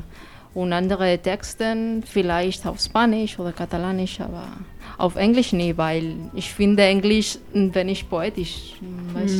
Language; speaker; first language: German; non-native, fluent; Spanish